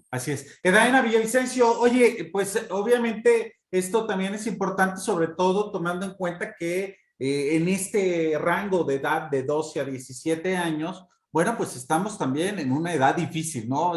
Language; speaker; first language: Spanish; native; Spanish